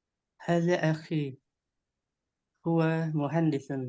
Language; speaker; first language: Arabic; non-native, learner; Indonesian